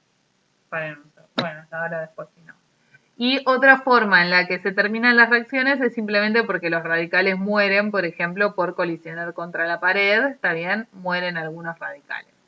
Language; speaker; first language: Spanish; native; Spanish